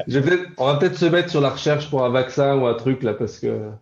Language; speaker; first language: French; native; French